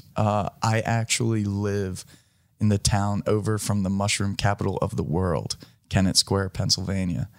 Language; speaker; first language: English; native; English